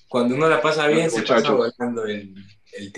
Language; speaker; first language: Spanish; native; Spanish